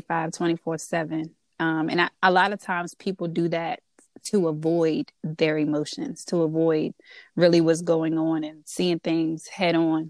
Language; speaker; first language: English; native; English